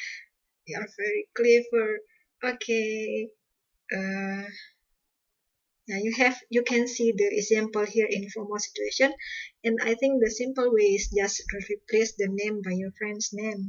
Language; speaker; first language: English; non-native, fluent; Indonesian